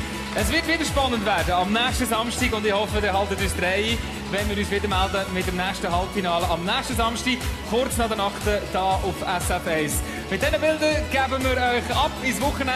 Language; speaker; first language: German; native; German